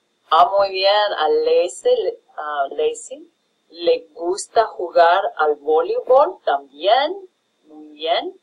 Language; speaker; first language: Spanish; non-native, fluent; English